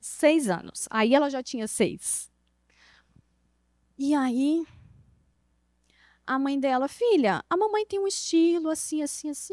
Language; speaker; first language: Portuguese; native; Portuguese